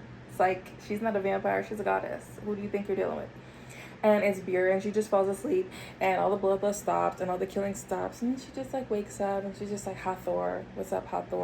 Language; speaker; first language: English; native; English